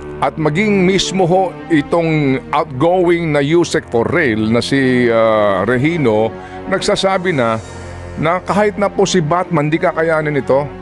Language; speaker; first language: Filipino; native; Filipino